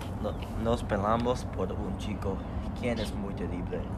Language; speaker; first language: Spanish; non-native, learner; English